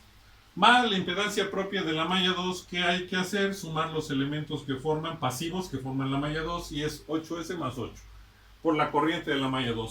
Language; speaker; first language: Spanish; native; Spanish